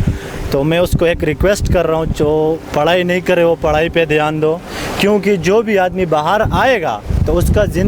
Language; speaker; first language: Hindi; non-native, local second language; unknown